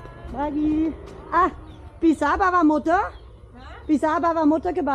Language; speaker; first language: Indonesian; non-native, learner; English